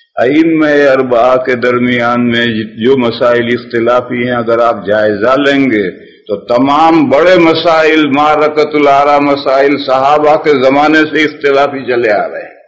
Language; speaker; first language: Urdu; native; Urdu